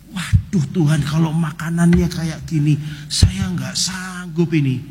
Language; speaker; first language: Indonesian; non-native, local second language; Javanese